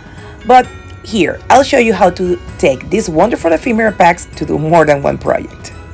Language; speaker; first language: English; non-native, fluent; Spanish